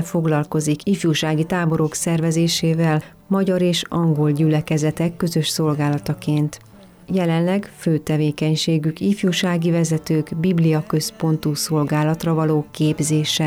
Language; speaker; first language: Hungarian; native; Hungarian